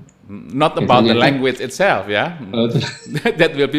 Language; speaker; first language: English; non-native, local second language; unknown